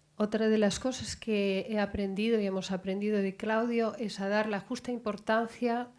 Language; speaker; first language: Spanish; non-native, local second language; Catalan